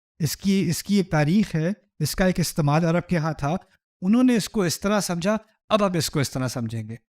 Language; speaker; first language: Urdu; early bilingual, heritage; Urdu